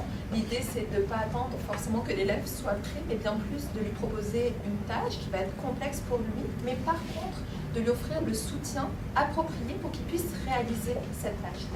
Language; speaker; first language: French; native; French